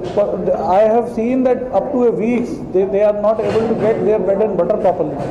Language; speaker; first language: English; non-native, local second language; Hindi